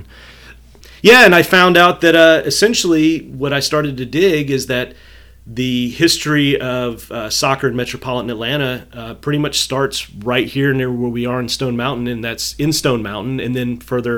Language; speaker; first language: English; native; English